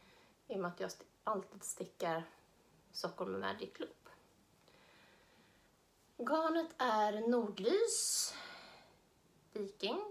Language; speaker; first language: Swedish; native; Swedish